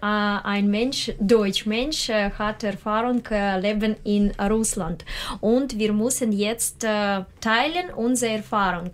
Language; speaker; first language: German; non-native, learner; Russian